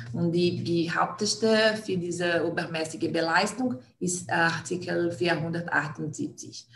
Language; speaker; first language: German; non-native, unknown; Portuguese